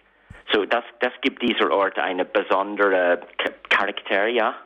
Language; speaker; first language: German; non-native, fluent; English